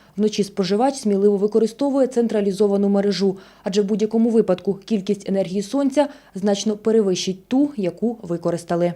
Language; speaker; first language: Ukrainian; native; Ukrainian